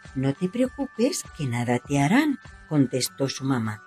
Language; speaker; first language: Spanish; native; Spanish